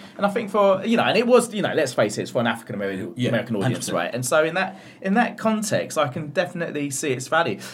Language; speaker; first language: English; native; English